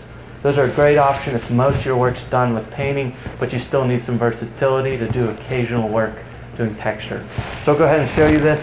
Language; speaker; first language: English; native; English